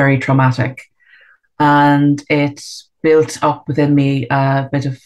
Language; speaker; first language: English; native; English